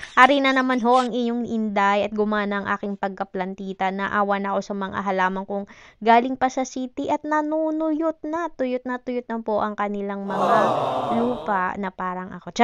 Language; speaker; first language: Filipino; non-native, local second language; Hiligaynon